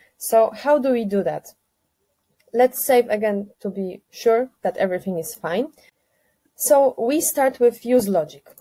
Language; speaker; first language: English; non-native, fluent; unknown